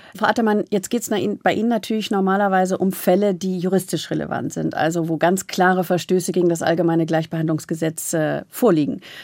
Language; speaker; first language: German; native; German